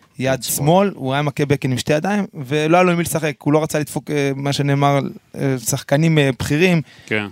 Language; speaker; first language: Hebrew; early bilingual, other home language; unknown